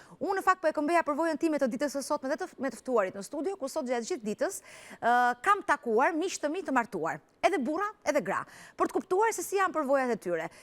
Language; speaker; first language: Albanian; native; Albanian